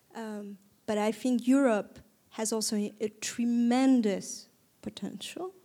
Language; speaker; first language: English; non-native, fluent; Turkish